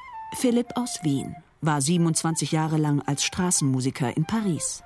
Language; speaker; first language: German; native; German